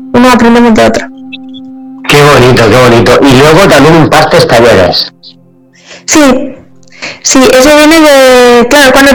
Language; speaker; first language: Spanish; native; Spanish